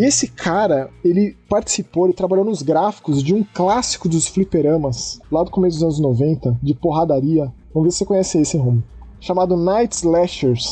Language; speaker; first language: Portuguese; native; Portuguese